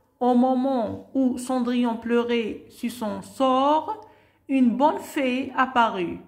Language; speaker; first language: French; non-native, local second language; Arabic